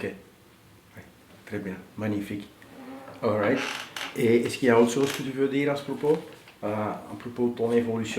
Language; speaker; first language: French; native; French